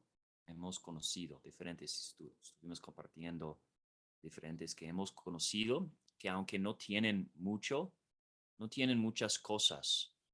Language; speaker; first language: Spanish; non-native, fluent; English